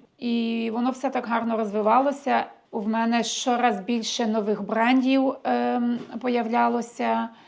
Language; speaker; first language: Ukrainian; early bilingual, heritage; Ukrainian